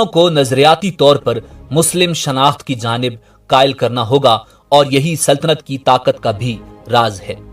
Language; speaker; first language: Urdu; native; Urdu